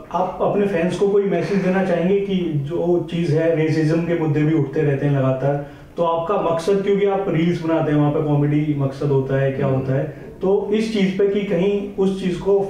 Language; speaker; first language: Hindi; native; Hindi